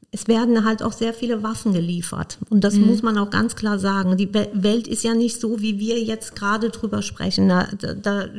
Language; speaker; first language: German; non-native, fluent; Persian